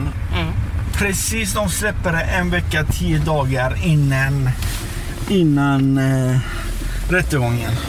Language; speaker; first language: Swedish; non-native, fluent; Persian